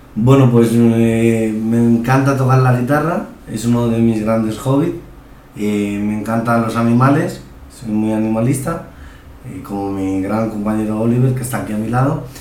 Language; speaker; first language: Spanish; early bilingual, other home language; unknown